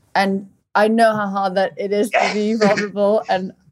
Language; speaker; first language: English; early bilingual, other home language; Portuguese